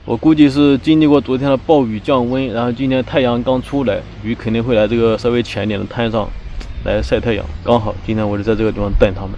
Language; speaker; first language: Chinese; native; Chinese